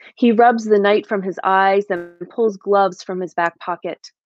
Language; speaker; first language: English; native; English